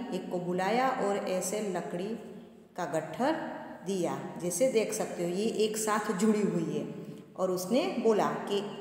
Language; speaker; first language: Hindi; non-native, local second language; Gujarati